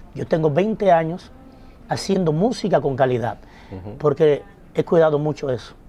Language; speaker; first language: Spanish; native; Spanish